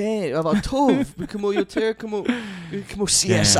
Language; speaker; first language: Hebrew; non-native, fluent; English